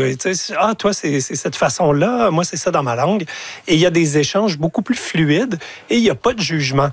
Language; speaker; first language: French; native; French